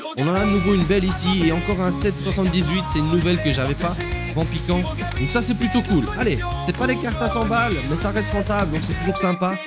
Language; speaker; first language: French; native; French